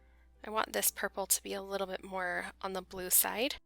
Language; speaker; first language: English; native; English